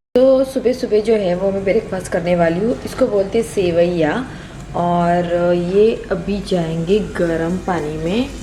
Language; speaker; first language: Hindi; non-native, local second language; Marathi